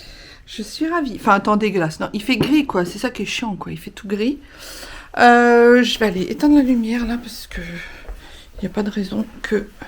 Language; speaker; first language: French; native; French